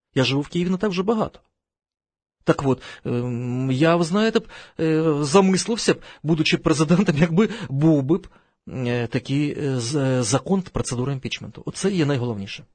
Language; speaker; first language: Ukrainian; non-native, local second language; Russian